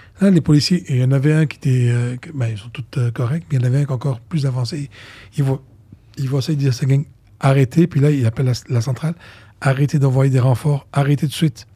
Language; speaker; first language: French; non-native, local second language; Arabic